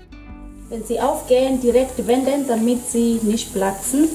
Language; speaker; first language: German; non-native, fluent; Swahili